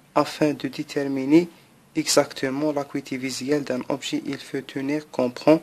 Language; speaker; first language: French; non-native, local second language; Arabic